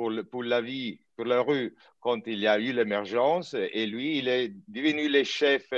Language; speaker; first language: French; non-native, fluent; Italian